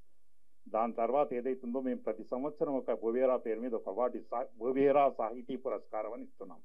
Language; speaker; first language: Telugu; native; Telugu